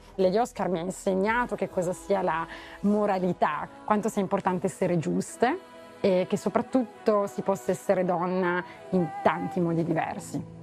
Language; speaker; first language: Italian; native; Italian